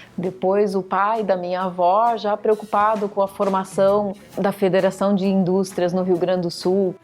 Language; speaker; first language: Portuguese; native; Portuguese